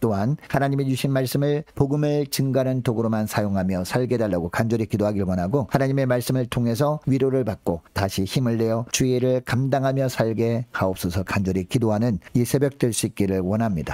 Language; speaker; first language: Korean; native; Korean